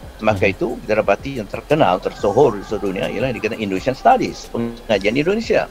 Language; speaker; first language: Malay; native; Malay